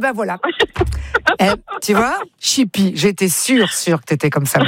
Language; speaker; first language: French; native; French